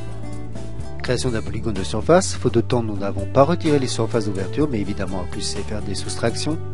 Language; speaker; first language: French; native; French